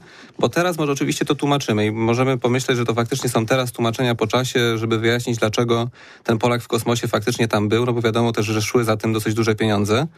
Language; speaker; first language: Polish; native; Polish